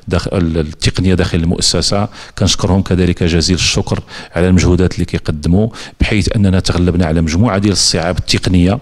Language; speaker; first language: Arabic; native; Arabic